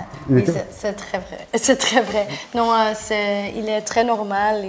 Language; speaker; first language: French; non-native, local second language; Dutch